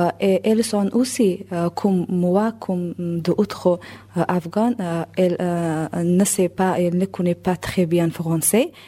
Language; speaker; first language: French; non-native, learner; Persian